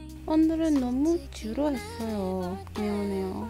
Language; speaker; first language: Korean; non-native, learner; English